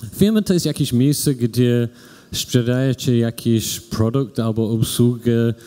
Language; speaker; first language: Polish; non-native, learner; English